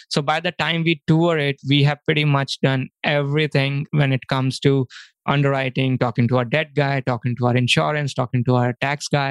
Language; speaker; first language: English; non-native, local second language; Hindi